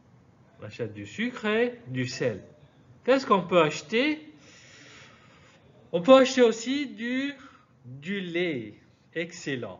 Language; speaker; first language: French; non-native, fluent; Arabic